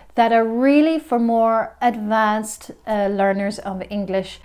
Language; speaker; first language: English; native; English